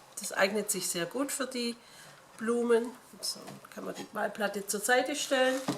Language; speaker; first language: German; native; German